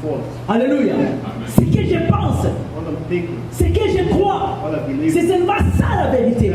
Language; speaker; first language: French; non-native, local second language; Lingala